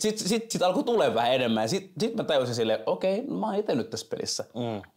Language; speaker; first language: Finnish; native; Finnish